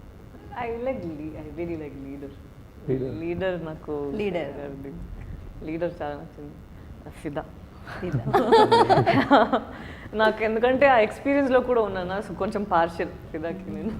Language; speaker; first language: Telugu; non-native, fluent; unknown